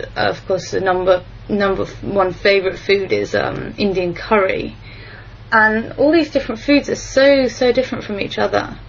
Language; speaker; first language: English; native; English